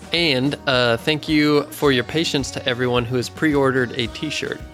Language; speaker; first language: English; native; English